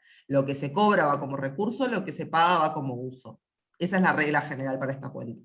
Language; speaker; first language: Spanish; native; Spanish